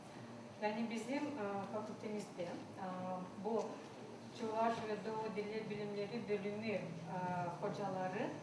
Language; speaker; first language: Turkish; non-native, fluent; Chuvash